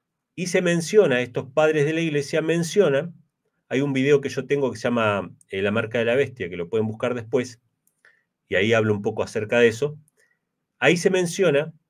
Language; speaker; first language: Spanish; native; Spanish